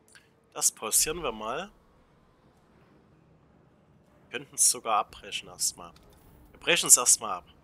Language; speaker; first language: German; native; German